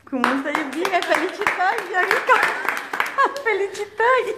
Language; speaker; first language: Romanian; native; Romanian